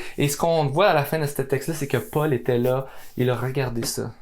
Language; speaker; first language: French; native; French